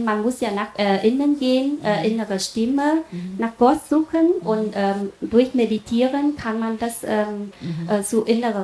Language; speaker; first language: German; non-native, fluent; Vietnamese